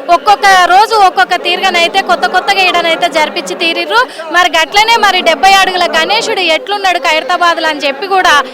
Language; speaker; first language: Telugu; native; Telugu